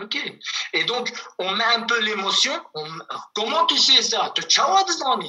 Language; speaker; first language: French; non-native, fluent; Kurdish